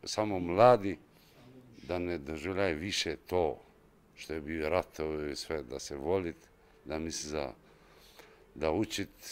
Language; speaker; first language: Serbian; non-native, local second language; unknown